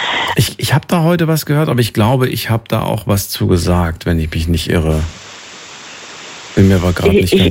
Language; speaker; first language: German; native; German